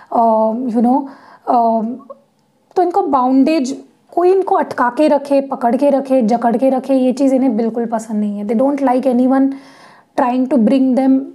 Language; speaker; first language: Hindi; non-native, local second language; Marathi